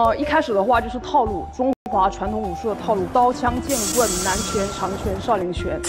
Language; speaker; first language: Chinese; native; Chinese